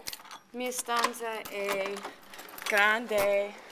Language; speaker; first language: Italian; non-native, learner; English